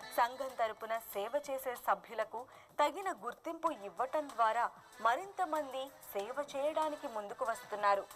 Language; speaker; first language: Telugu; early bilingual, heritage; Telugu